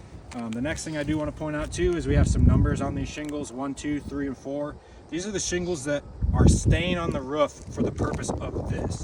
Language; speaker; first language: English; native; English